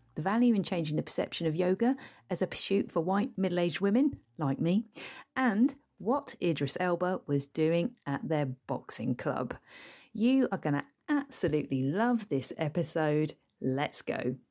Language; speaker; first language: English; native; English